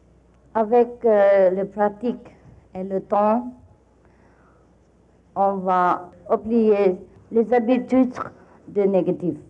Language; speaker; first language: French; non-native, fluent; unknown